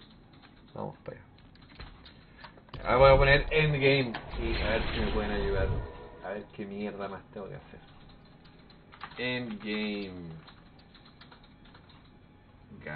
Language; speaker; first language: Spanish; native; Spanish